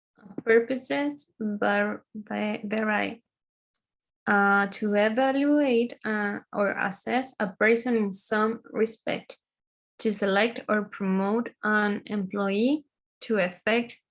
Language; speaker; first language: English; non-native, fluent; Spanish